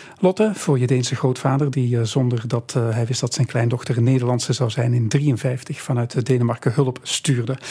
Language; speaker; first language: Dutch; native; Dutch